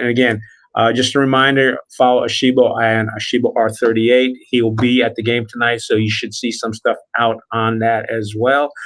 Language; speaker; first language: English; native; English